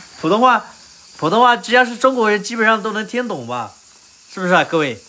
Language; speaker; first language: Chinese; native; Chinese